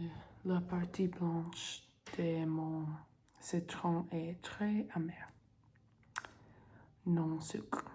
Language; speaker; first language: French; non-native, learner; English